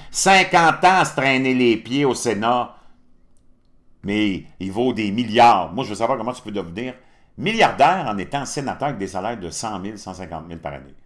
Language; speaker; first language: French; native; French